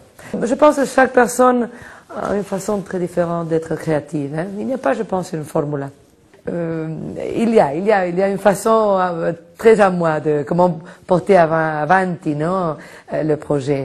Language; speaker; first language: French; non-native, fluent; Spanish